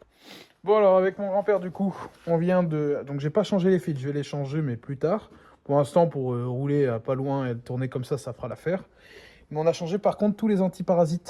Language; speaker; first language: French; native; French